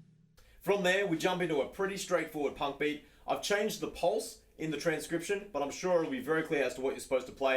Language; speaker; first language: English; native; English